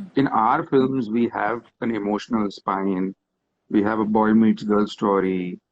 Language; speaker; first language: English; non-native, local second language; Hindi